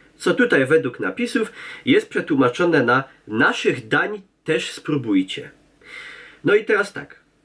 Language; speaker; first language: Polish; native; Polish